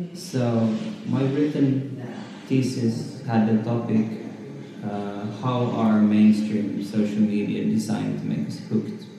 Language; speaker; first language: English; non-native, fluent; Finnish